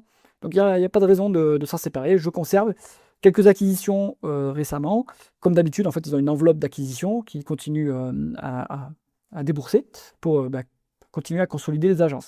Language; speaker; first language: French; native; French